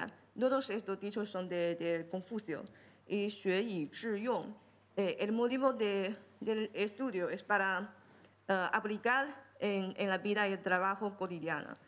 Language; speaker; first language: Spanish; non-native, fluent; Chinese